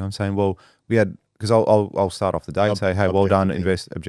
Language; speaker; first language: English; native; English